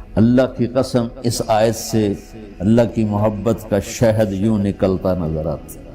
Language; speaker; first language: Urdu; non-native, local second language; Punjabi